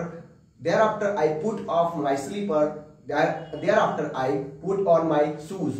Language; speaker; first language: English; non-native, learner; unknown